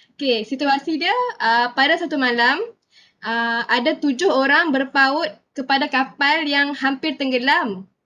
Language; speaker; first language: Malay; native; Malay